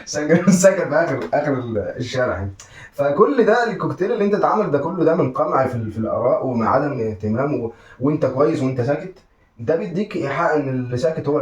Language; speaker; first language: Arabic; native; Arabic